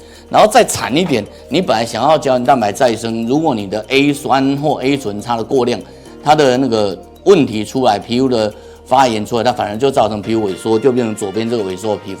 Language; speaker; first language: Chinese; native; Chinese